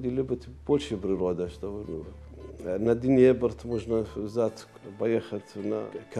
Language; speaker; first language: Russian; non-native, learner; Arabic